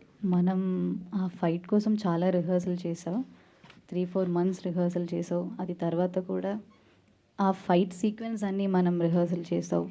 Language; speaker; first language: Telugu; non-native, learner; Malayalam